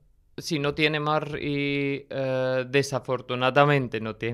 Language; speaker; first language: Spanish; non-native, learner; Armenian